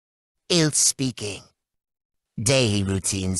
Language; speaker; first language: English; non-native, learner; Vietnamese